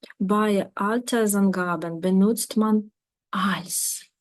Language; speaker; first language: German; non-native, fluent; Ukrainian